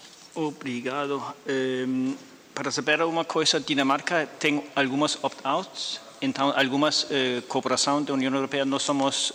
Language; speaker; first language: Portuguese; non-native, fluent; Danish